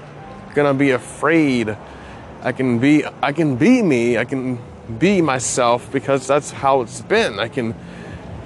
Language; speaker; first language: English; native; English